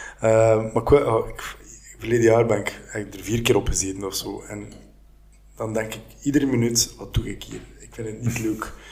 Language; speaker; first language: Dutch; native; Dutch